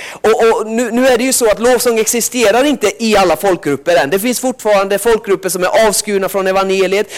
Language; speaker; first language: Swedish; early bilingual, other home language; Finnish